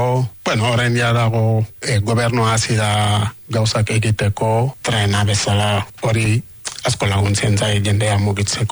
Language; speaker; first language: Basque; non-native, learner; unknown